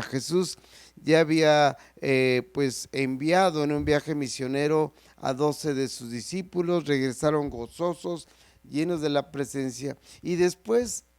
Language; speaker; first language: Spanish; native; Spanish